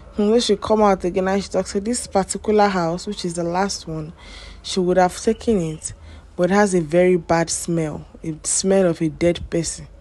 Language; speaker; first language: Nigerian Pidgin; native; Nigerian Pidgin